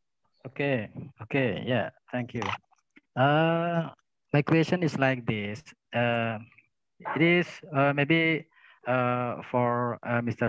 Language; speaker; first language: English; non-native, learner; Indonesian